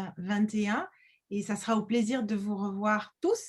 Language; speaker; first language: French; native; French